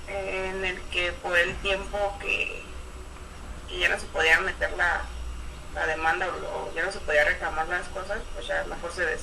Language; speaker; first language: Spanish; native; Spanish